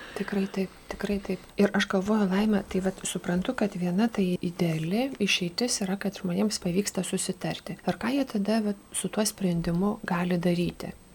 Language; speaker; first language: Lithuanian; native; Lithuanian